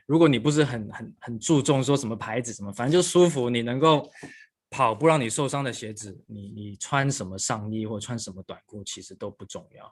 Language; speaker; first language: Chinese; non-native, local second language; Cantonese